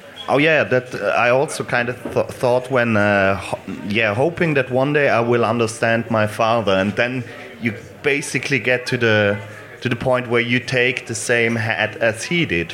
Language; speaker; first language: English; non-native, fluent; German